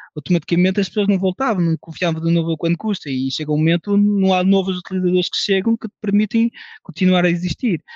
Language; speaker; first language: Portuguese; early bilingual, heritage; French